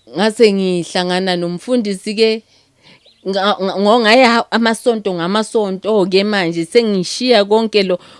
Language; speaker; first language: Zulu; native; Zulu